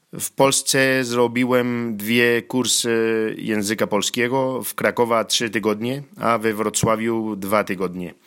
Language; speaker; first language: Polish; non-native, learner; Spanish